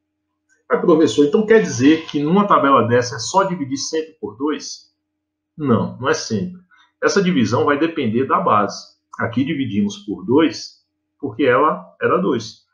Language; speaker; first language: Portuguese; native; Portuguese